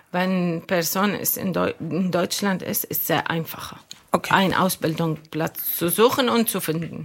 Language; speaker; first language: German; non-native, local second language; Arabic